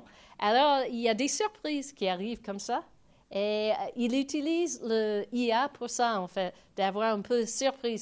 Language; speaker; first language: French; non-native, fluent; English